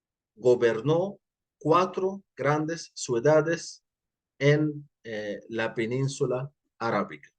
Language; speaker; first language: Spanish; non-native, fluent; Arabic